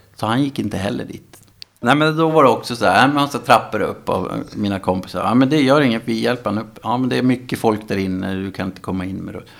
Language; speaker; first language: Swedish; native; Swedish